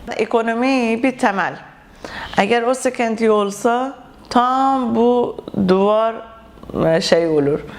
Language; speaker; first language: Turkish; non-native, learner; Persian